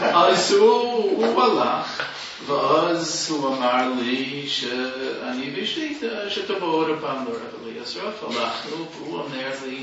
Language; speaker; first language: Hebrew; non-native, fluent; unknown